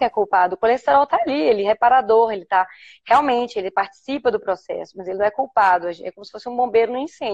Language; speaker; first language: Portuguese; native; Portuguese